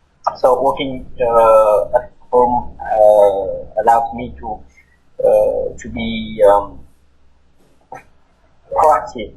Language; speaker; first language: English; non-native, learner; Vietnamese